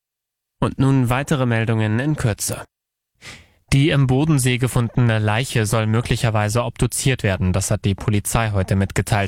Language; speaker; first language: German; native; German